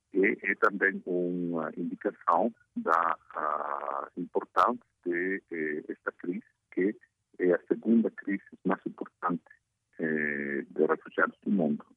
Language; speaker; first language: Portuguese; non-native, fluent; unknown